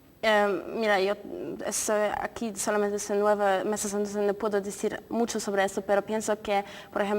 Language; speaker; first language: Spanish; non-native, fluent; Polish